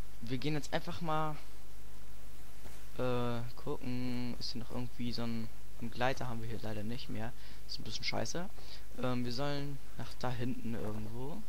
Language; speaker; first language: German; native; German